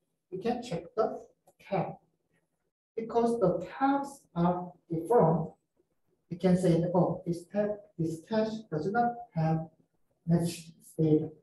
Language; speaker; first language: English; non-native, fluent; Korean